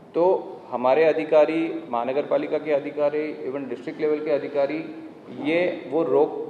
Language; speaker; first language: Hindi; non-native, local second language; Marathi